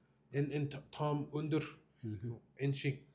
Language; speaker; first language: Mongolian; non-native, learner; English